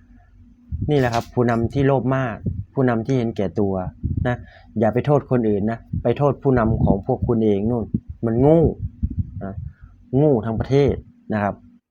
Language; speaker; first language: Thai; native; Thai